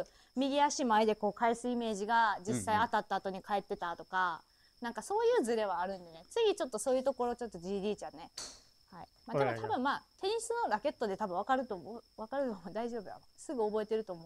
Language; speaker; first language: Japanese; native; Japanese